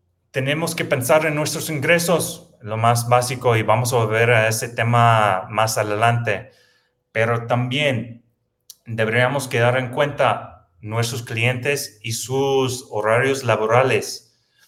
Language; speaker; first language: Spanish; non-native, fluent; English